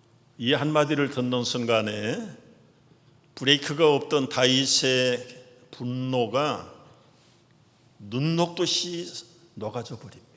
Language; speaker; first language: Korean; native; Korean